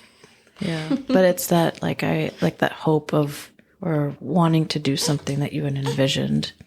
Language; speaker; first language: English; native; English